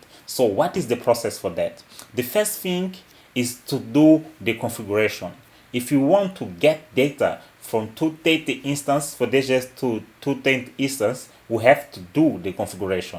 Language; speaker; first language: English; non-native, local second language; Portuguese